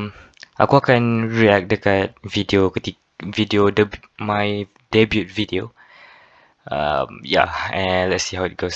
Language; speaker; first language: English; non-native, fluent; Malay